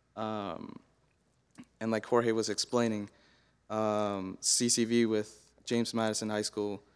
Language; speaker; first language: English; native; English